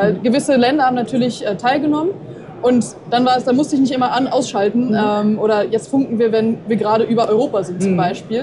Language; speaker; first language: German; native; German